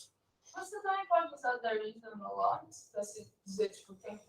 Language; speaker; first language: Portuguese; non-native, local second language; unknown